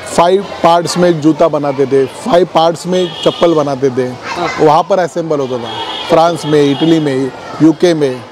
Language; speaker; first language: Hindi; non-native, local second language; Marathi